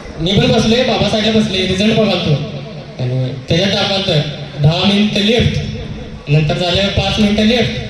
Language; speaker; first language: Marathi; non-native, local second language; Kannada